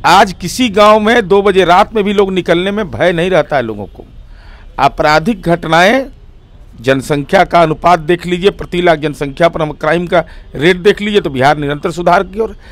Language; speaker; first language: Hindi; native; Hindi